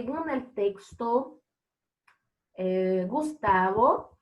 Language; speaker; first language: Spanish; non-native, fluent; Portuguese